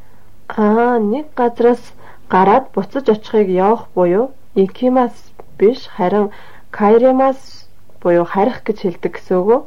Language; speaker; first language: Japanese; non-native, learner; Russian